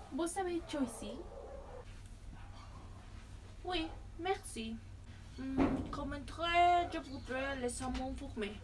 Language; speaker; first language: French; non-native, learner; Spanish